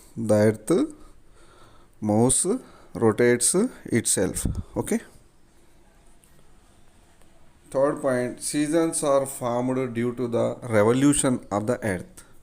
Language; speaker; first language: English; non-native, local second language; Telugu